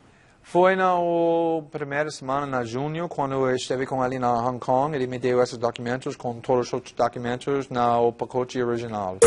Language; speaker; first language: Portuguese; non-native, fluent; English